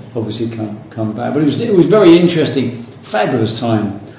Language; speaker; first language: English; native; English